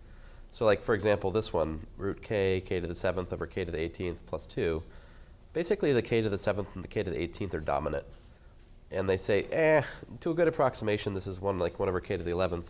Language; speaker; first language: English; native; English